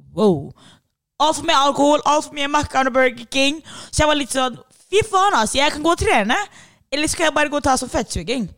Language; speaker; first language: Norwegian; non-native, fluent; English